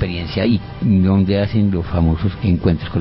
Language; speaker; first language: Spanish; native; Spanish